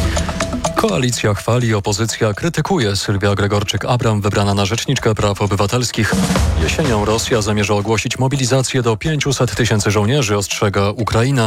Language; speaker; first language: Polish; native; Polish